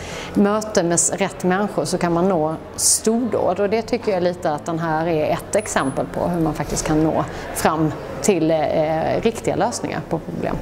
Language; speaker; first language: Swedish; native; Swedish